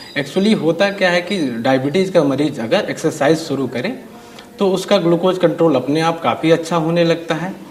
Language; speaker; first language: Hindi; native; Hindi